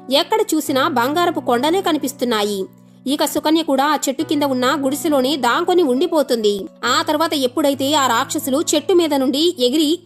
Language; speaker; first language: Telugu; native; Telugu